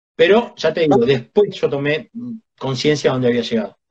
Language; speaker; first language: Spanish; native; Spanish